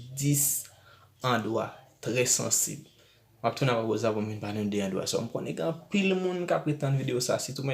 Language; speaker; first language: French; non-native, learner; Haitian Creole